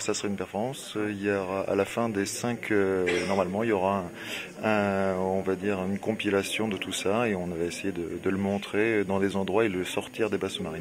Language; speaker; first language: French; native; French